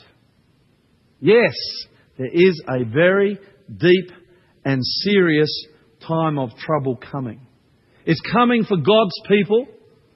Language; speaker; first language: English; native; English